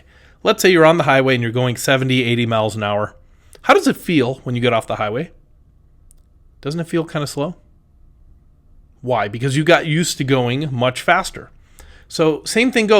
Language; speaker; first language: English; native; English